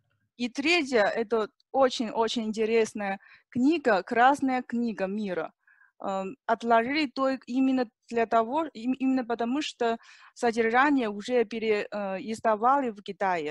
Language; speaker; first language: Russian; non-native, learner; Chinese